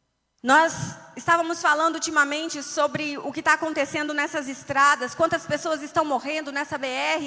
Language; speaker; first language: Portuguese; native; Portuguese